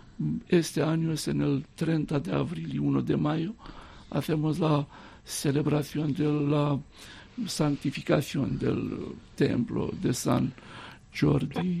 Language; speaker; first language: Spanish; non-native, fluent; Romanian